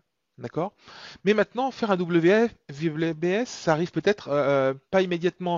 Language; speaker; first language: French; native; French